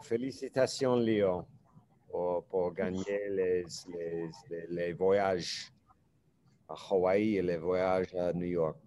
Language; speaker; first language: French; non-native, learner; English